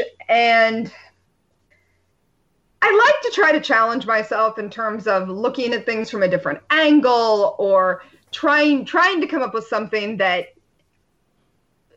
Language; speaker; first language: English; native; English